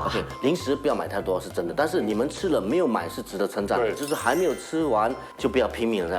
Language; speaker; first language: Chinese; native; Chinese